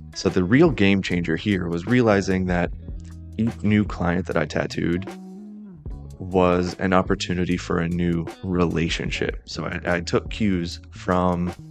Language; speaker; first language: English; native; English